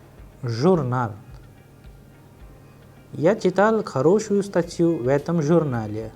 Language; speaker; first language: Russian; non-native, fluent; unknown